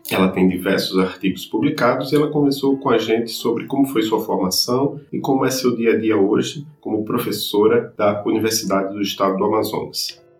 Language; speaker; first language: Portuguese; native; Portuguese